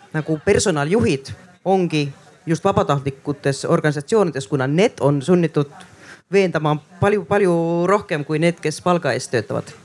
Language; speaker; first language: Estonian; non-native, fluent; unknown